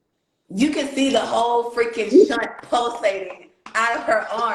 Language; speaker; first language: English; native; English